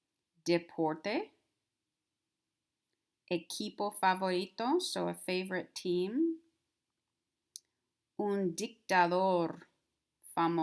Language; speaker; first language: Spanish; non-native, fluent; English